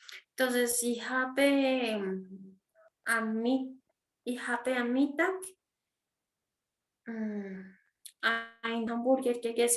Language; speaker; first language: German; non-native, fluent; Spanish